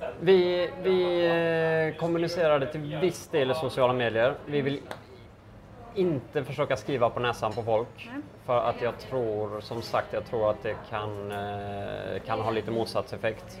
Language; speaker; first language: Swedish; native; Swedish